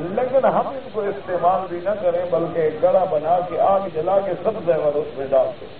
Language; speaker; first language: Urdu; early bilingual, heritage; Urdu